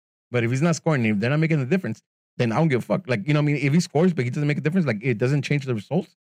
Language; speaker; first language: English; early bilingual, other home language; Spanish